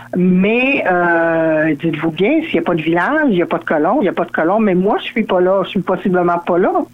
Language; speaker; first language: French; native; French